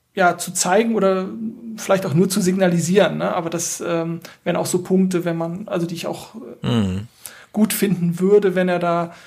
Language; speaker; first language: German; native; German